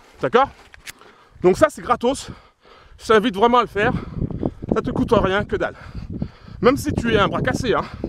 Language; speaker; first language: French; native; French